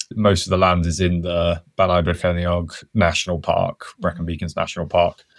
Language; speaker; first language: English; native; English